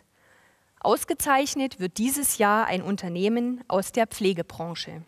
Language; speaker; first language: German; native; German